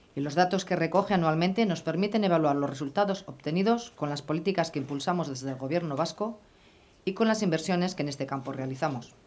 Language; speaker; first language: Spanish; native; Spanish